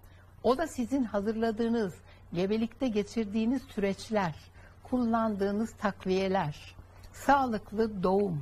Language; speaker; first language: Turkish; native; Turkish